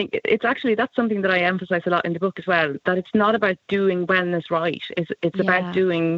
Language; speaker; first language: English; non-native, fluent; Swedish